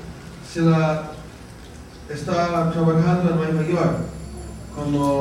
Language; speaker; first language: Spanish; non-native, fluent; English